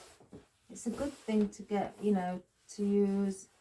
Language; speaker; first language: English; native; English